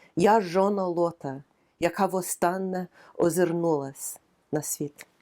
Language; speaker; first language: Ukrainian; non-native, fluent; English